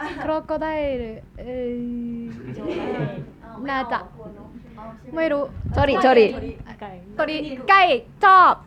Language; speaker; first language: Thai; non-native, learner; Japanese